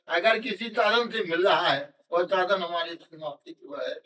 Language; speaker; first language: Hindi; native; Hindi